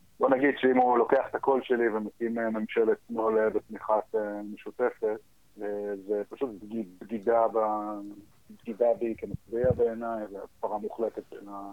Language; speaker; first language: Hebrew; early bilingual, heritage; Hebrew